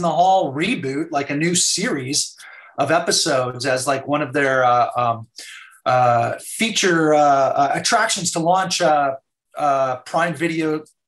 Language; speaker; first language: English; native; English